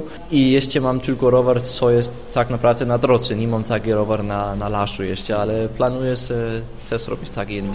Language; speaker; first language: Polish; non-native, fluent; Danish